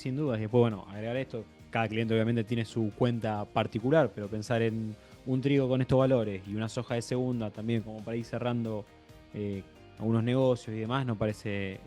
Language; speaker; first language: Spanish; native; Spanish